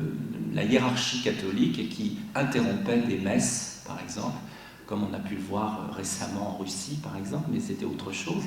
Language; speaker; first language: French; native; French